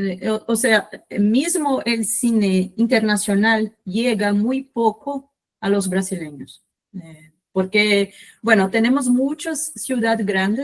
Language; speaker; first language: Spanish; non-native, fluent; Portuguese